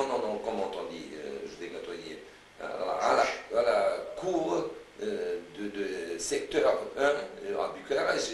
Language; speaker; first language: French; non-native, fluent; Romanian